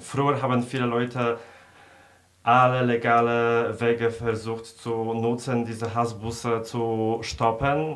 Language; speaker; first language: German; non-native, fluent; Polish